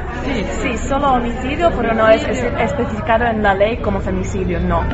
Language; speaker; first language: Spanish; non-native, learner; Polish